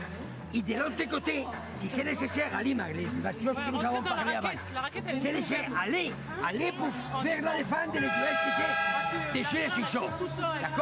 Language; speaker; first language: French; non-native, learner; Spanish